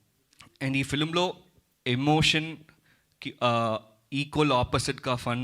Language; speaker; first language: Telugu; early bilingual, heritage; Telugu